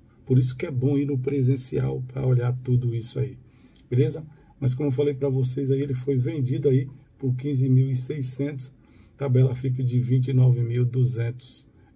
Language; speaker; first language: Portuguese; native; Portuguese